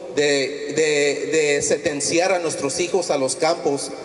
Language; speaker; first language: Spanish; early bilingual, heritage; Spanish